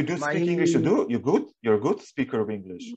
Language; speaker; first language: English; non-native, fluent; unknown